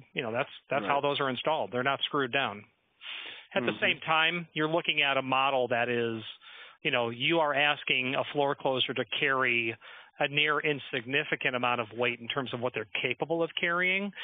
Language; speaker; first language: English; native; English